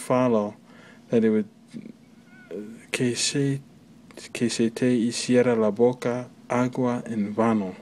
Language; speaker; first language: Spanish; non-native, learner; English